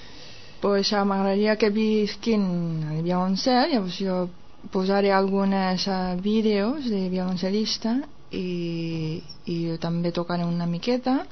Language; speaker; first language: Catalan; non-native, fluent; Japanese